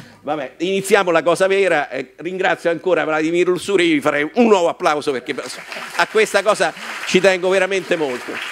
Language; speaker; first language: Italian; native; Italian